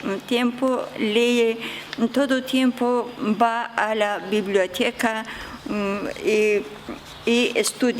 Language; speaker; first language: Spanish; non-native, learner; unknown